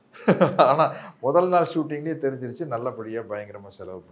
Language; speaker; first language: Tamil; native; Tamil